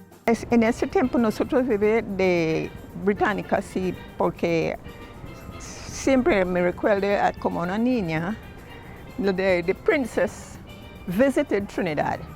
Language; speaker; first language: Spanish; non-native, learner; English